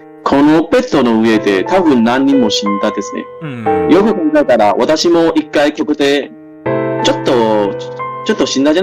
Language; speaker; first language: Japanese; non-native, learner; Chinese